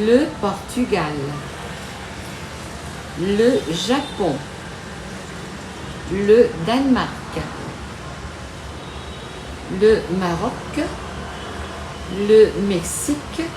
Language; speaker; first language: French; non-native, fluent; Vietnamese